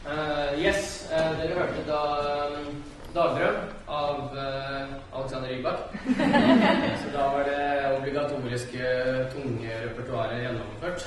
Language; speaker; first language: Norwegian; early bilingual, other home language; Russian